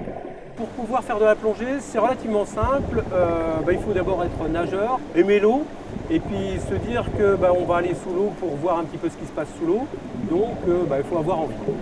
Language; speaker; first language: French; native; French